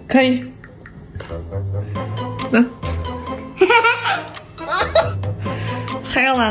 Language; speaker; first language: Chinese; native; Chinese